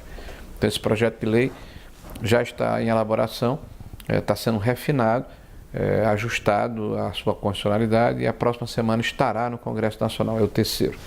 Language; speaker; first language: Portuguese; native; Portuguese